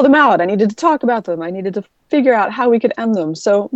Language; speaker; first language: English; native; English